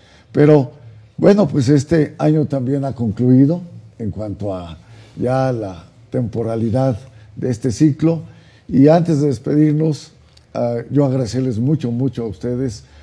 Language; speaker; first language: Spanish; native; Spanish